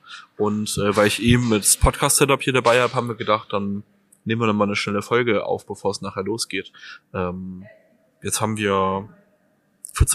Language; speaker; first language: German; native; German